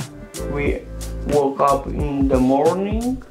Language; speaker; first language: English; non-native, learner; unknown